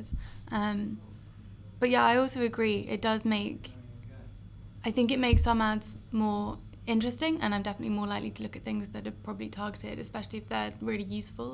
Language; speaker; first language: English; native; English